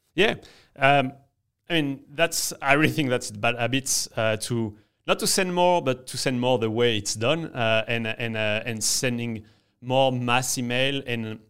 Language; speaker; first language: English; non-native, fluent; French